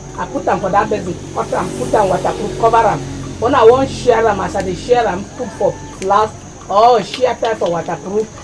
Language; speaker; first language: Nigerian Pidgin; non-native, local second language; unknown